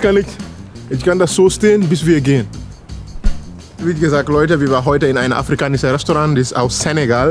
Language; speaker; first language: German; non-native, learner; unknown